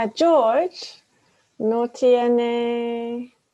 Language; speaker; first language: Spanish; non-native, learner; English